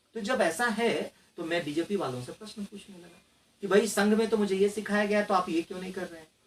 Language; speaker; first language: Hindi; non-native, local second language; Maithili